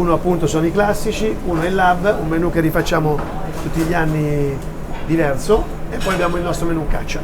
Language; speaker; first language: Italian; native; Italian